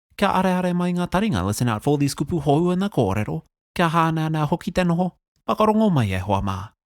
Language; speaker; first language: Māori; non-native, local second language; English